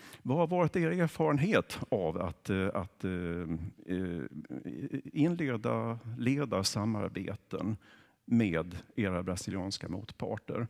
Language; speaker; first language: Swedish; native; Swedish